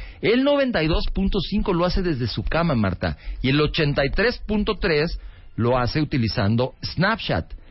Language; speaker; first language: Spanish; native; Spanish